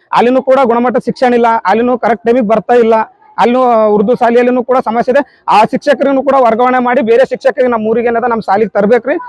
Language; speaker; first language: Kannada; native; Kannada